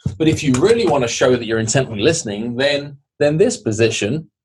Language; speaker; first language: English; native; English